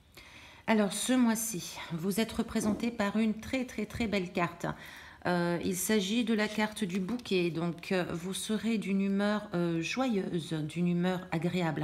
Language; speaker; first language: French; native; French